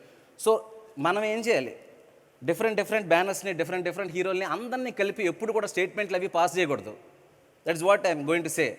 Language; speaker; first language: Telugu; native; Telugu